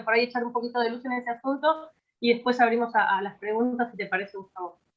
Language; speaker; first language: Spanish; native; Spanish